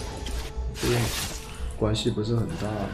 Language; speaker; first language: Chinese; native; Chinese